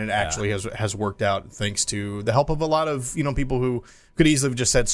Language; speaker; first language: English; native; English